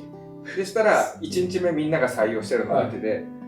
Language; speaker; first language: Japanese; native; Japanese